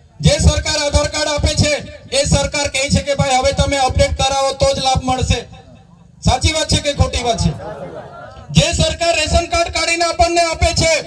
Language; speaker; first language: Gujarati; non-native, local second language; Bhili